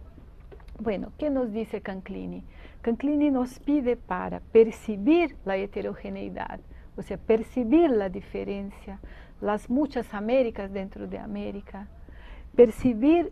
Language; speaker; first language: Spanish; non-native, fluent; Portuguese